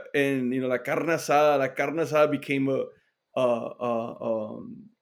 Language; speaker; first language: English; native; English